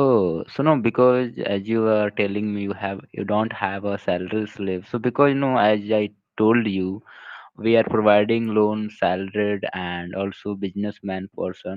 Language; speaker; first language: English; non-native, local second language; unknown